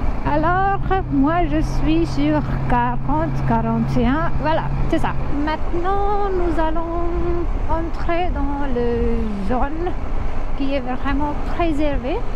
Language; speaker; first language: French; non-native, learner; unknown